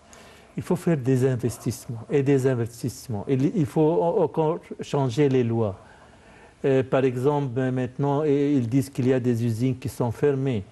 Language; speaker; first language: French; non-native, fluent; Arabic